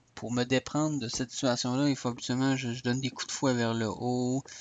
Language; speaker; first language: French; native; French